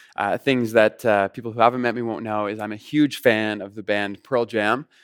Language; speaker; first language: English; native; English